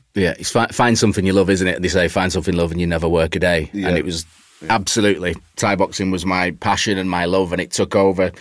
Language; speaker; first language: English; native; English